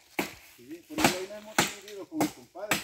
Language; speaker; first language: Spanish; native; Spanish